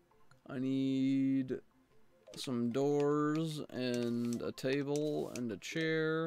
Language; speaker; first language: English; native; English